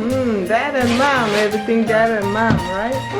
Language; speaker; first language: English; non-native, learner; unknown